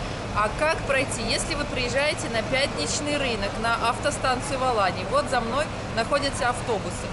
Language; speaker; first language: Russian; native; Russian